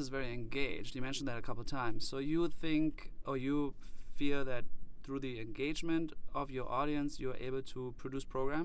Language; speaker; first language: English; non-native, fluent; German